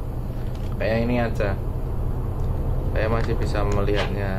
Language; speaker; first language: Indonesian; native; Indonesian